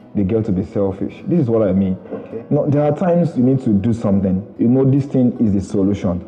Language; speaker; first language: English; non-native, local second language; Yoruba